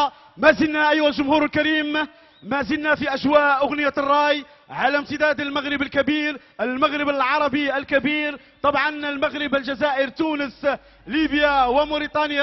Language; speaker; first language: Arabic; native; Arabic